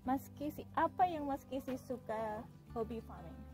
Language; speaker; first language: Indonesian; native; Indonesian